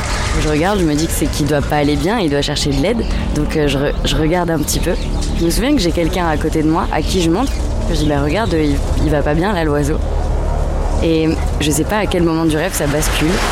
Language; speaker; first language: French; native; French